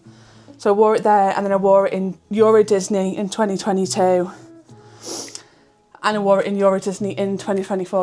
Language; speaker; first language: English; native; English